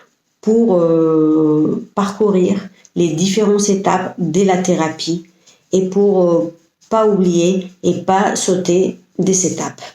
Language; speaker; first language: French; non-native, fluent; Spanish